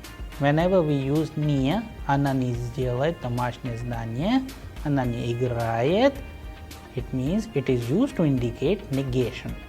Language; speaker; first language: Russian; non-native, fluent; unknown